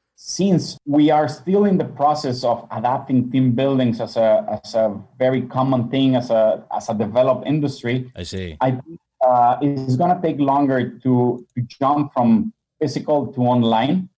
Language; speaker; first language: English; non-native, fluent; Spanish